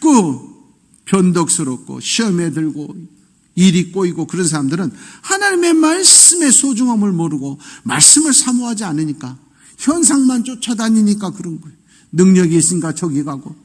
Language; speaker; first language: Korean; native; Korean